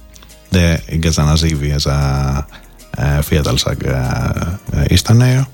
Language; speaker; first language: Hungarian; non-native, fluent; Greek